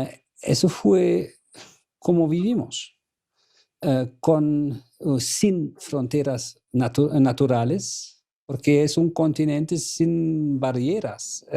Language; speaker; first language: Spanish; non-native, fluent; German